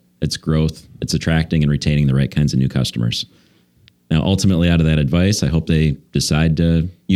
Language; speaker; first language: English; native; English